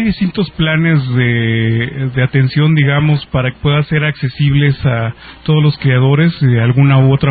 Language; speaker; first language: Spanish; native; Spanish